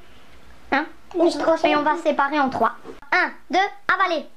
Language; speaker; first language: French; native; French